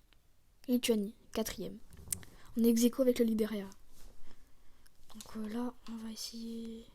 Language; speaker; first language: French; native; French